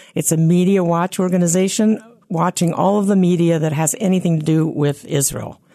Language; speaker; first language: English; native; English